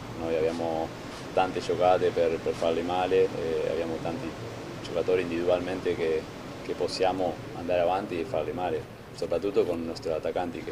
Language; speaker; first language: Italian; non-native, fluent; Spanish